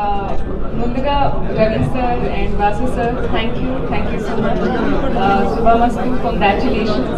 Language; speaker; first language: Telugu; non-native, fluent; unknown